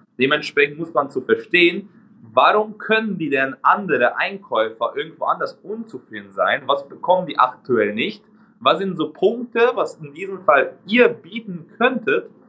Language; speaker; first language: German; non-native, fluent; Hungarian